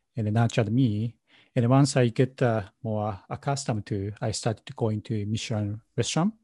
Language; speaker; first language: English; non-native, learner; Japanese